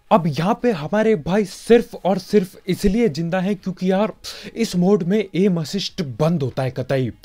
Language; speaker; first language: Hindi; native; Hindi